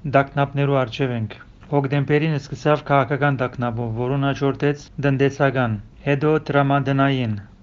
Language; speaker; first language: Armenian; early bilingual, heritage; Armenian